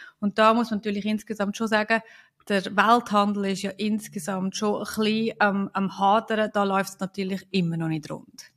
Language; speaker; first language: German; native; German